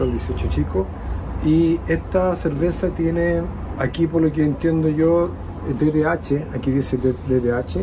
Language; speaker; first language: Spanish; native; Spanish